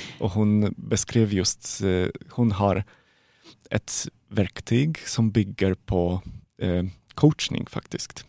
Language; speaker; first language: Swedish; non-native, fluent; Polish